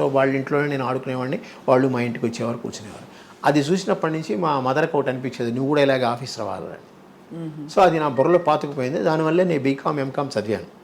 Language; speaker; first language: Telugu; native; Telugu